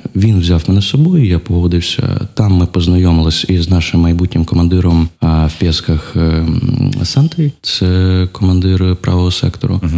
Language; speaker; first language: Ukrainian; non-native, local second language; Russian